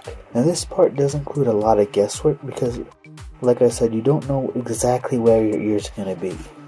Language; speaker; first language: English; native; English